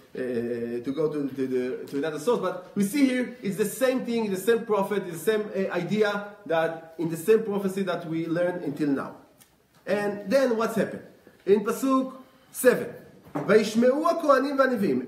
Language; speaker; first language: English; non-native, fluent; Hebrew